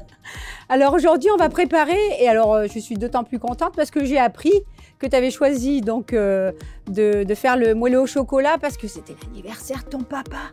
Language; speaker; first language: French; native; French